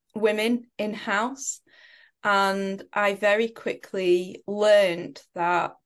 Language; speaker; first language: English; native; English